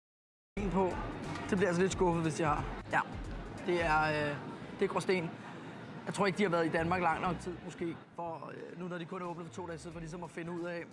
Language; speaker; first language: Danish; native; Danish